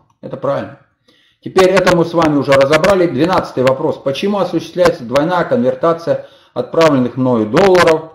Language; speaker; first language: Russian; native; Russian